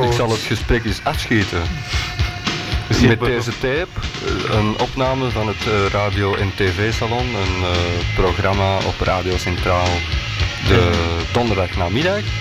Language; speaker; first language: Dutch; native; Dutch